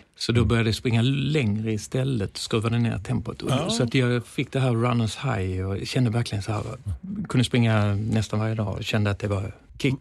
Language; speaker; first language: Swedish; native; Swedish